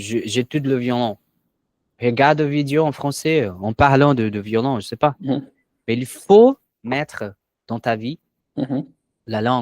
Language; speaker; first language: French; non-native, learner; Portuguese